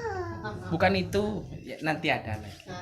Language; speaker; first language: Indonesian; non-native, local second language; Javanese